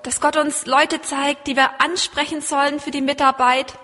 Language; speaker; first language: German; native; German